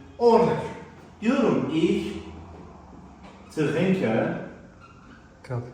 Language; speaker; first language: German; non-native, fluent; Turkish